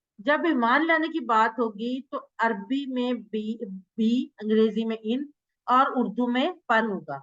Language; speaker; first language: Urdu; native; Urdu